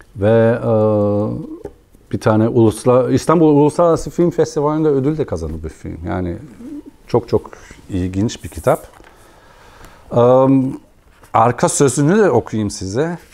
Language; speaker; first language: Turkish; non-native, fluent; German